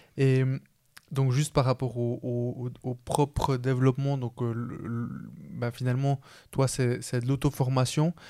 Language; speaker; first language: French; early bilingual, other home language; Spanish